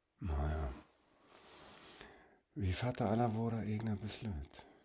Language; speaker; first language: Swedish; non-native, fluent; German